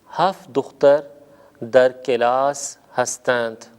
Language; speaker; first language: Persian; non-native, fluent; Urdu